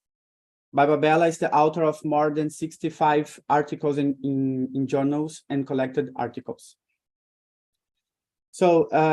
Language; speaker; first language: English; non-native, fluent; Portuguese